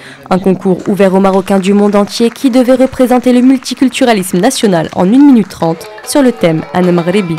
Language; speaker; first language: French; non-native, local second language; Arabic